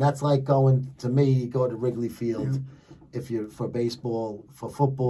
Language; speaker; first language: English; native; English